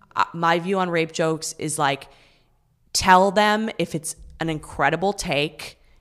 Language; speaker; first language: English; native; English